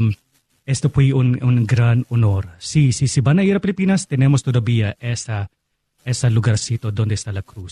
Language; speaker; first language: Spanish; non-native, fluent; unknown